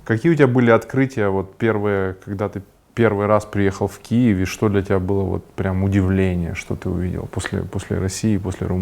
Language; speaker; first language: Russian; native; Russian